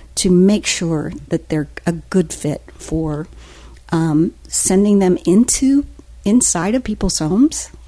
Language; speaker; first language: English; native; English